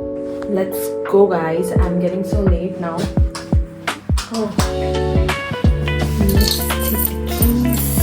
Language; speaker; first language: English; non-native, local second language; Hindi